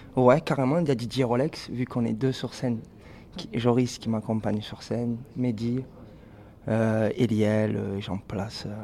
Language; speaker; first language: French; native; French